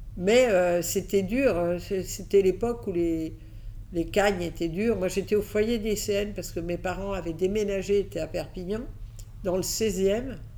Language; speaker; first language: French; early bilingual, other home language; Catalan